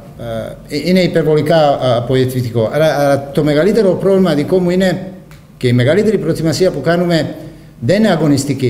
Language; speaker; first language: Greek; non-native, fluent; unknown